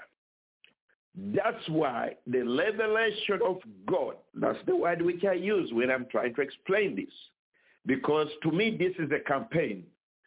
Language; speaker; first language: English; non-native, local second language; Ganda